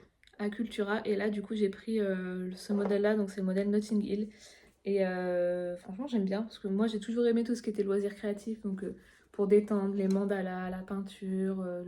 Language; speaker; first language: French; native; French